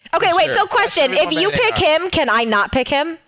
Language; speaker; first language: English; native; English